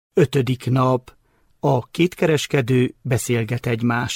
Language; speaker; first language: Hungarian; native; Hungarian